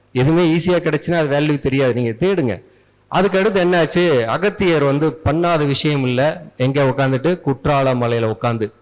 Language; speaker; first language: Tamil; native; Tamil